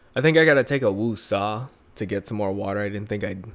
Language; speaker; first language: English; native; English